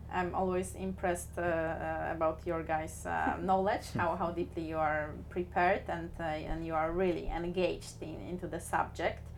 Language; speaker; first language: English; non-native, fluent; Polish